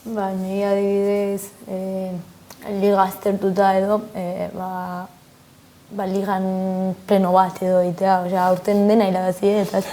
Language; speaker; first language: Basque; non-native, local second language; Spanish